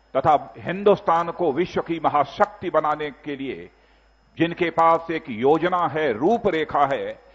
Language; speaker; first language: Hindi; native; Hindi